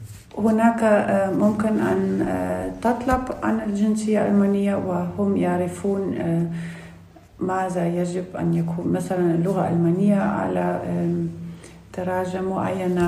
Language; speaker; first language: Arabic; non-native, learner; Russian